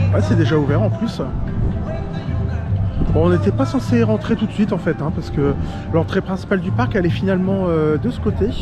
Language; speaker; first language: French; native; French